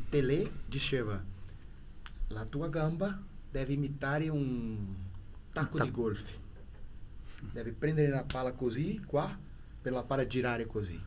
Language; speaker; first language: Italian; non-native, learner; Portuguese